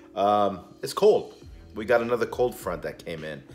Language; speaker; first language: English; native; English